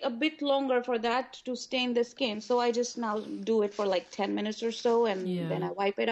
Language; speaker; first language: English; non-native, local second language; Urdu